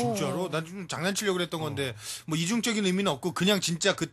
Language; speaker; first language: Korean; native; Korean